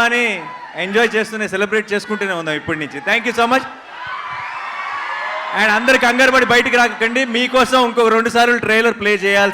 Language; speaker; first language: Telugu; native; Telugu